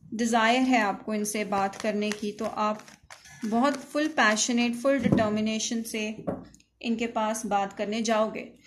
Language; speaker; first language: Hindi; native; Hindi